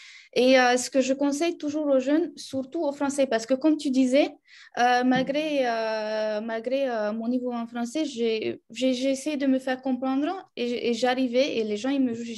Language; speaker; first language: French; non-native, fluent; Romanian